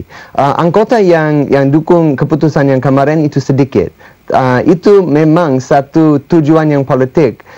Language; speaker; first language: Indonesian; non-native, fluent; English